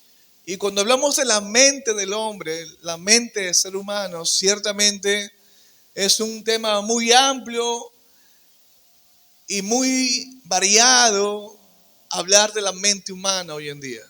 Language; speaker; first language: Spanish; native; Spanish